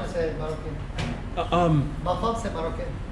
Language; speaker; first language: French; non-native, learner; Turkish